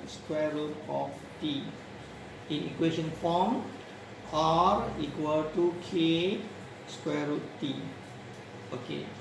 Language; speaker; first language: English; non-native, local second language; Malay